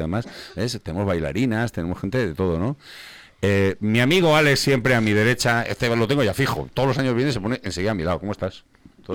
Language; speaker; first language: Spanish; native; Spanish